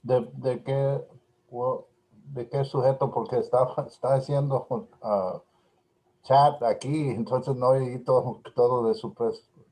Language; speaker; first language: Spanish; non-native, learner; English